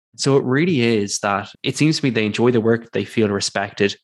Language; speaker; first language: English; native; English